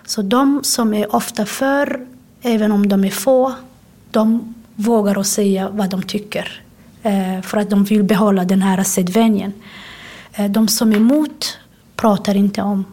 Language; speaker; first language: Swedish; non-native, fluent; Somali